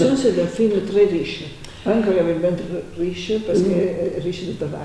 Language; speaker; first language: French; non-native, fluent; Italian